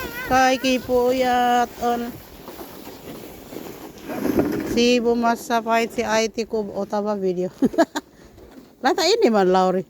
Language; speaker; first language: Finnish; non-native, learner; Cebuano